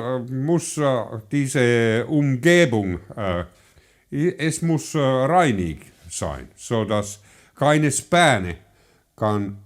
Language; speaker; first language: German; non-native, learner; Finnish